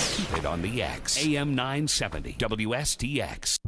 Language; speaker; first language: English; native; English